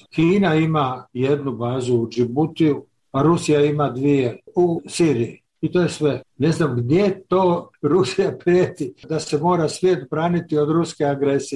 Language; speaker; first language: Serbian; native; Serbian